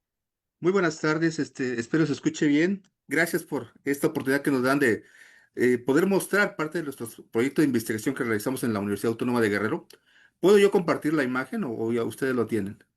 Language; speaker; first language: Spanish; native; Spanish